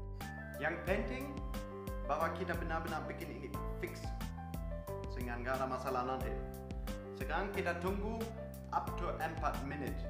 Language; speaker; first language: Indonesian; non-native, fluent; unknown